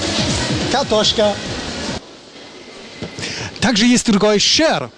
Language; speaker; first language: Russian; non-native, learner; German